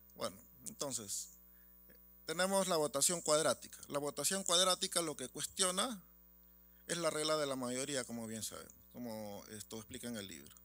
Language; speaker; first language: Spanish; native; Spanish